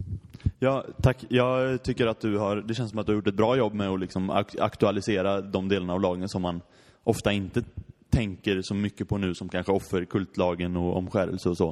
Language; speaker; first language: Swedish; native; Swedish